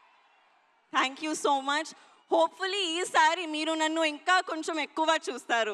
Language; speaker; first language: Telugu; non-native, learner; Hindi